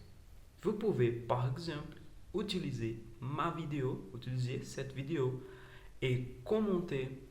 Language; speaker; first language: French; non-native, learner; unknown